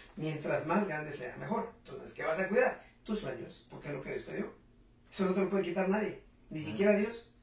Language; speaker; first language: Spanish; non-native, local second language; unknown